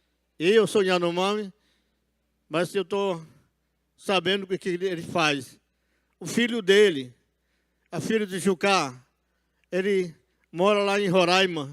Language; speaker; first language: Portuguese; non-native, local second language; Yanomámi